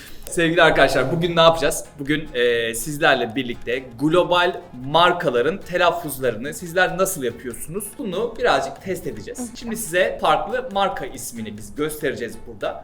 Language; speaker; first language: Turkish; native; Turkish